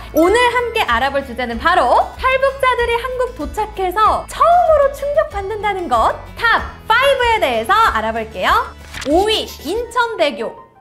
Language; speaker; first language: Korean; native; Korean